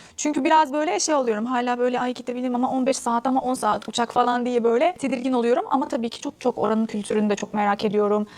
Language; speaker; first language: Turkish; non-native, fluent; Arabic